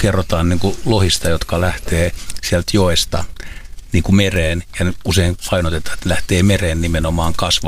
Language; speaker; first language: Finnish; native; Finnish